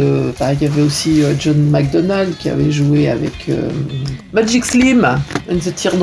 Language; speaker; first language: French; native; French